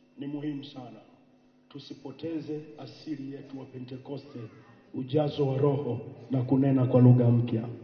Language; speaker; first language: Swahili; native; Swahili